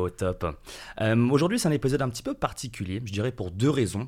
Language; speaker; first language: French; native; French